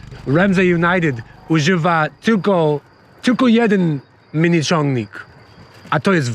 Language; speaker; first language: Polish; non-native, learner; English